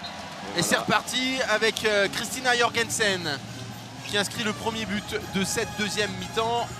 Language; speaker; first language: French; native; French